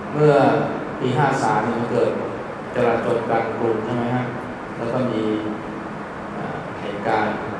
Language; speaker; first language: Thai; native; Thai